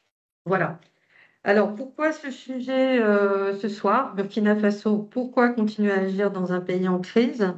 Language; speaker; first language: French; native; French